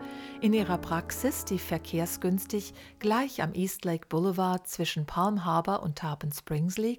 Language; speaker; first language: German; native; German